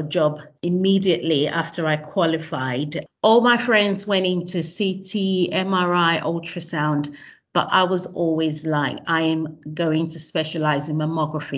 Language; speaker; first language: English; non-native, local second language; Yoruba